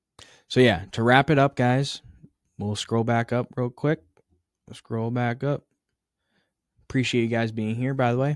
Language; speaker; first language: English; native; English